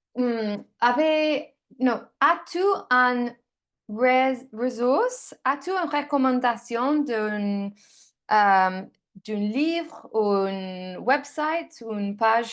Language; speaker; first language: French; non-native, learner; English